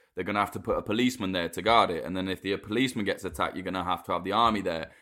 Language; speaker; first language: English; native; English